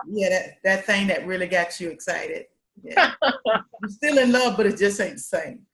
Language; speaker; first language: English; native; English